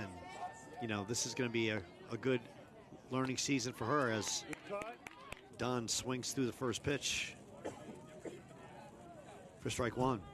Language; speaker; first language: English; native; English